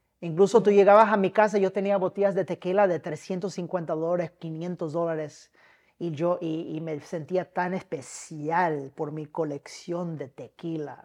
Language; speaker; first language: Spanish; early bilingual, heritage; Spanish